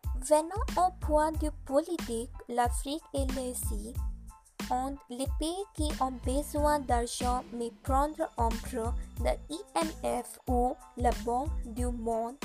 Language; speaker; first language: French; non-native, learner; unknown